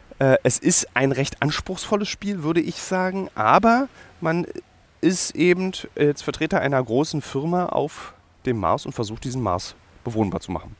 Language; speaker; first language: German; native; German